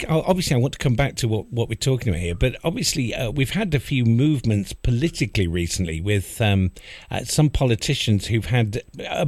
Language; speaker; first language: English; native; English